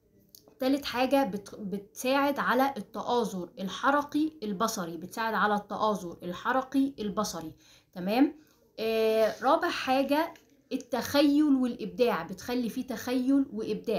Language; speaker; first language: Arabic; native; Arabic